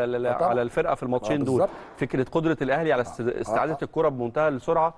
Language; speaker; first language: Arabic; native; Arabic